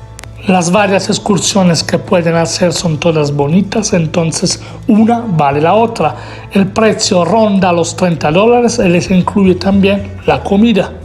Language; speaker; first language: Spanish; non-native, fluent; Italian